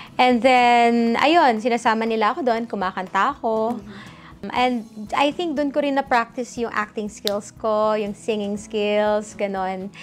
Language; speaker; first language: Filipino; early bilingual, heritage; Filipino